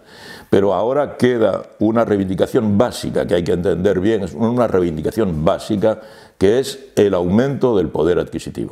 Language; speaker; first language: Spanish; native; Spanish